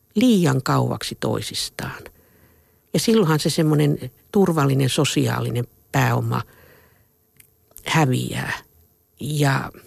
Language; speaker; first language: Finnish; native; Finnish